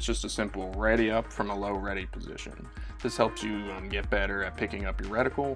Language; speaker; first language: English; native; English